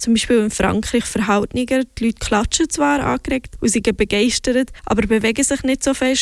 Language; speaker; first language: German; native; German